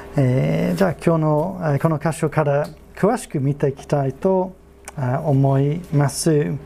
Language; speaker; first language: Japanese; non-native, fluent; English